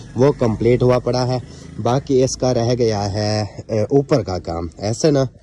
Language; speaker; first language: Urdu; non-native, local second language; Saraiki